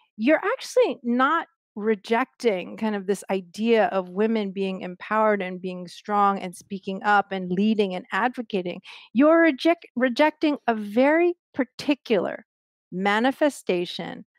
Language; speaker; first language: English; native; English